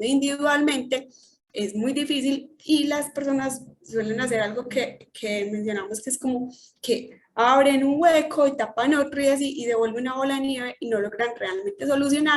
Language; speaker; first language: Spanish; native; Spanish